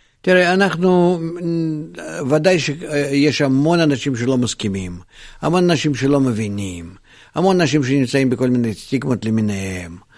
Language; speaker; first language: Hebrew; non-native, fluent; Russian